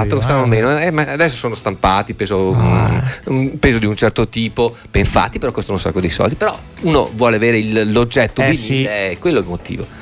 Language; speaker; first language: Italian; native; Italian